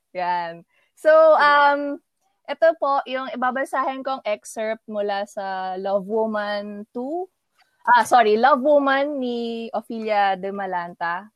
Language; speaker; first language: Filipino; native; Filipino